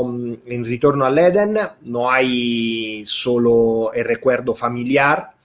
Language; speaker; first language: Spanish; non-native, fluent; Italian